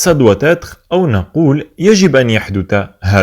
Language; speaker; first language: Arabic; native; Arabic